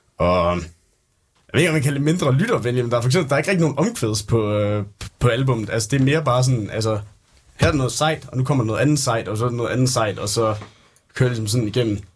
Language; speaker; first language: Danish; native; Danish